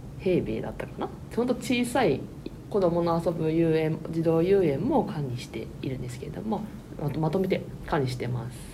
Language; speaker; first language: Japanese; native; Japanese